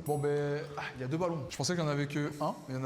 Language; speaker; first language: French; native; French